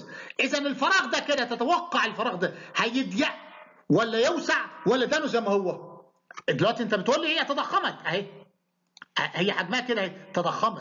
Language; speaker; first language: Arabic; native; Arabic